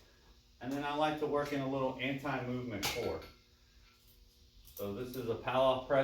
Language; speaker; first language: English; native; English